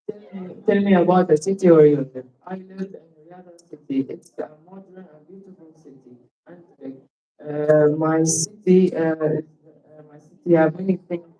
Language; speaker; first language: English; non-native, learner; Arabic